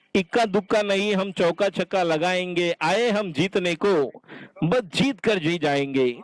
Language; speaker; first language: Hindi; non-native, local second language; Marathi